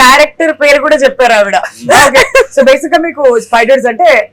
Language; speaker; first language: Telugu; native; Telugu